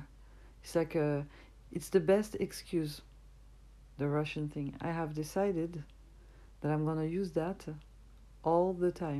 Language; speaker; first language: English; non-native, fluent; French